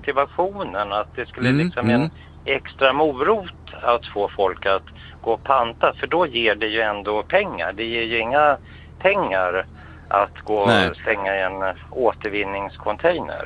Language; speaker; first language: Swedish; native; Swedish